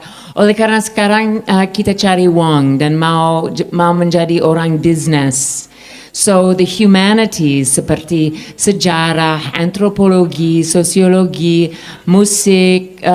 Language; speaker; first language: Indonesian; non-native, fluent; English